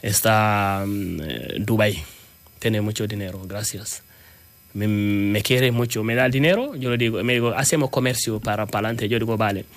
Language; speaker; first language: Spanish; non-native, learner; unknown